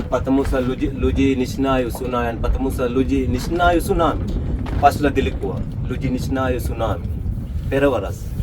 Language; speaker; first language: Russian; non-native, learner; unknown